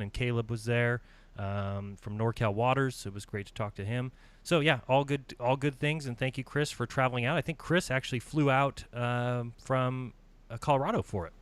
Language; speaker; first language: English; native; English